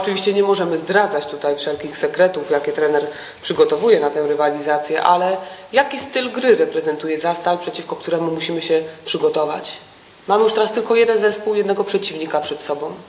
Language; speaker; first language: Polish; native; Polish